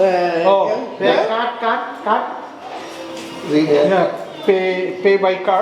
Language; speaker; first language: English; non-native, learner; Bangla